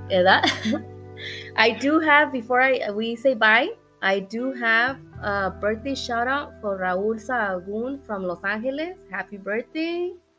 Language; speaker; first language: English; early bilingual, other home language; Spanish